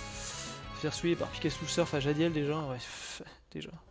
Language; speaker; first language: French; native; French